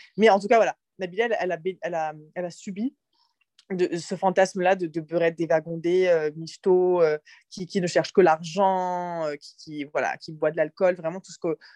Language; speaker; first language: French; early bilingual, other home language; Arabic